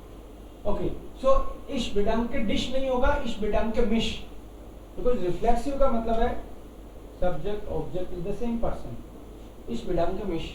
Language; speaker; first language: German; non-native, fluent; Hindi